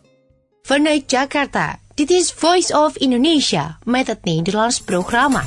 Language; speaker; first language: Dutch; non-native, fluent; Indonesian